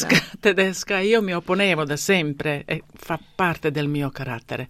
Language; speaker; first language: Italian; non-native, fluent; Bosnian